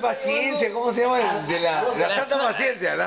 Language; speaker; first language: Spanish; native; Spanish